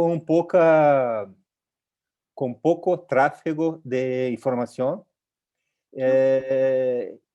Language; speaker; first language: Spanish; non-native, local second language; Portuguese